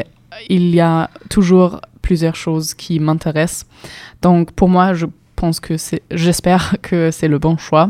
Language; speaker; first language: French; non-native, fluent; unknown